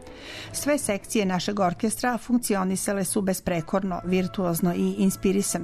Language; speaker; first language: Serbian; native; Serbian